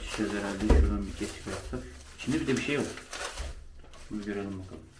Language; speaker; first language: Turkish; native; Turkish